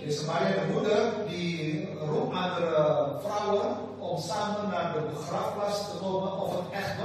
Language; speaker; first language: Dutch; non-native, fluent; Indonesian